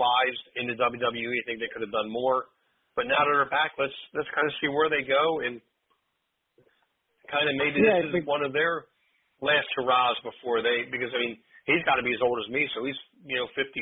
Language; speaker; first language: English; native; English